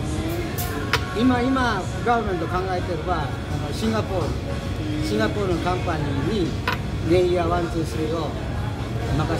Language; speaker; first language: Japanese; non-native, learner; Filipino